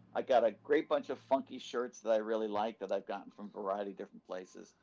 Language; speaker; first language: English; native; English